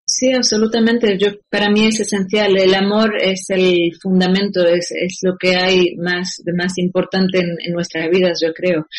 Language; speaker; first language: Spanish; non-native, fluent; Arabic